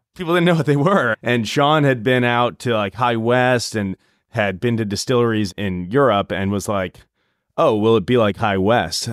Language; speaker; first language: English; native; English